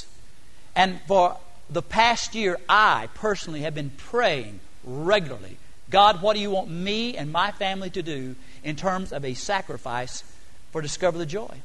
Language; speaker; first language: English; native; English